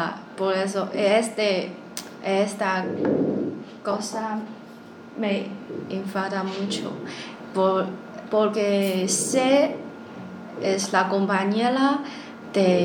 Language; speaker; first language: Spanish; non-native, learner; Chinese